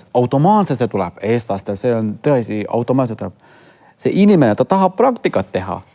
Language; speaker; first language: Estonian; non-native, fluent; Kurdish